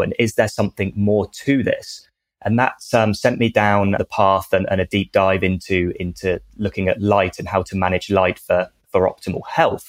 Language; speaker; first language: English; native; English